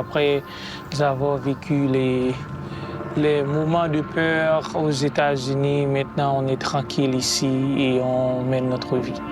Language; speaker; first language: French; non-native, local second language; Haitian Creole